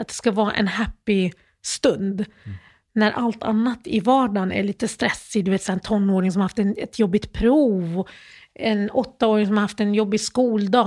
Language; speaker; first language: Swedish; early bilingual, other home language; Arabic